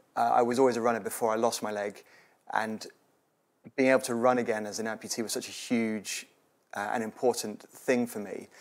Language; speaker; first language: English; native; English